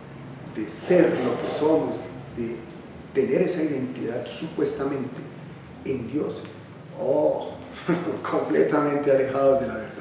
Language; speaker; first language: Spanish; native; Spanish